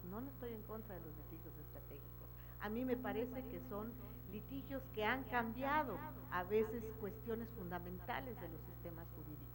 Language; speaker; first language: Spanish; native; Spanish